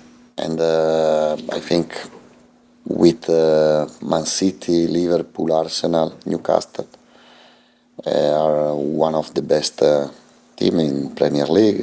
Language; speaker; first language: English; non-native, fluent; Italian